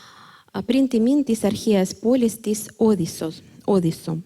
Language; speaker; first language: Greek; non-native, fluent; Ukrainian